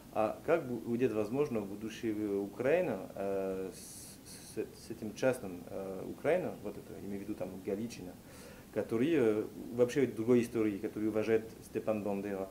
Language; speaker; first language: Russian; non-native, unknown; French